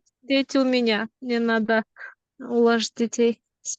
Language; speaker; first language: Russian; non-native, local second language; Kyrgyz